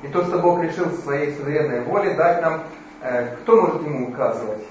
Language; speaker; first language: Polish; non-native, learner; Russian